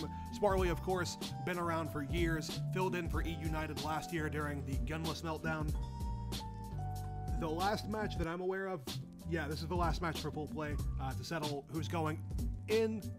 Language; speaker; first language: English; native; English